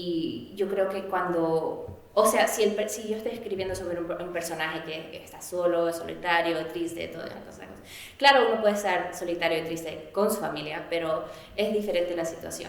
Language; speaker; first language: Spanish; early bilingual, heritage; Spanish